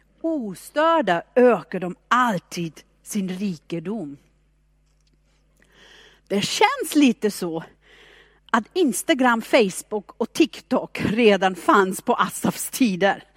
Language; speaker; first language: Swedish; non-native, fluent; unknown